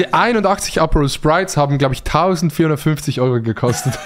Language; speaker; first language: German; native; German